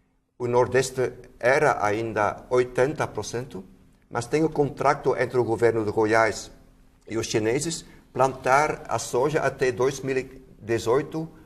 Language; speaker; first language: Portuguese; non-native, fluent; Dutch